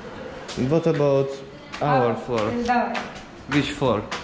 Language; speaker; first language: English; non-native, learner; Russian